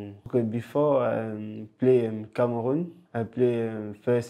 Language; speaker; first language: English; non-native, local second language; French